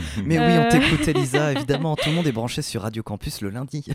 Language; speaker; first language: French; native; French